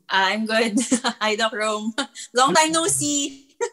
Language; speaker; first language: English; non-native, local second language; Filipino